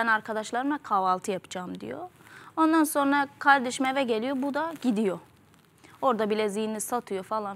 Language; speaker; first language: Turkish; native; Turkish